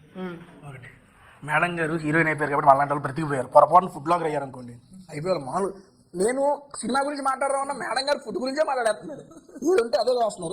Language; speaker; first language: Telugu; native; Telugu